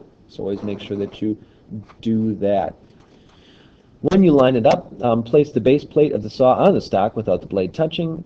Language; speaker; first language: English; native; English